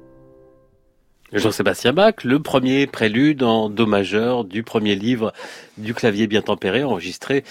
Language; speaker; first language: French; native; French